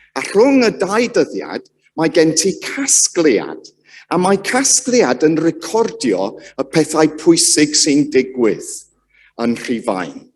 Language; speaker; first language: Welsh; native; Welsh